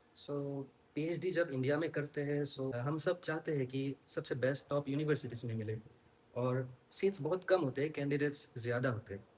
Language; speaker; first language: Hindi; non-native, local second language; Assamese